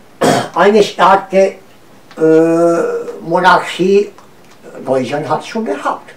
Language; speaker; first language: German; non-native, learner; Romanian